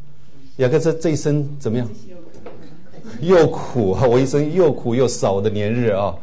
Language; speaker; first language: Chinese; native; Chinese